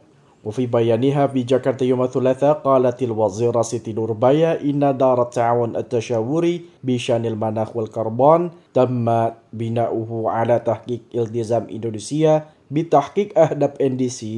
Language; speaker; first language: Arabic; non-native, fluent; Indonesian